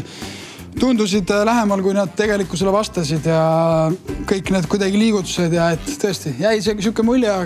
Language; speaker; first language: Estonian; native; Estonian